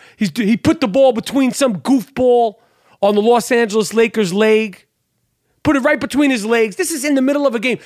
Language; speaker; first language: English; native; English